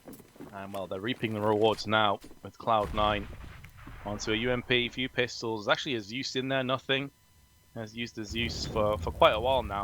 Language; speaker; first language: English; native; English